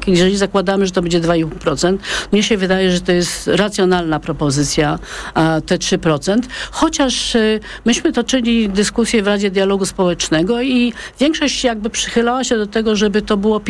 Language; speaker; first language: Polish; native; Polish